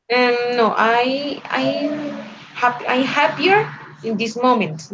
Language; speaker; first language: English; non-native, learner; Spanish